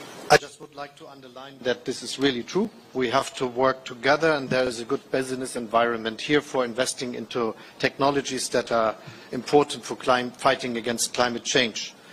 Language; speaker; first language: English; non-native, fluent; German